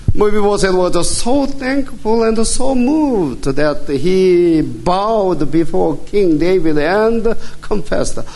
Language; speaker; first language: English; non-native, fluent; Korean